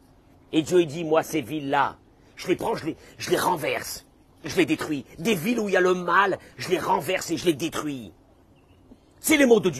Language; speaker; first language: French; native; French